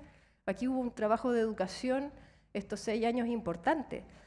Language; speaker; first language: Spanish; native; Spanish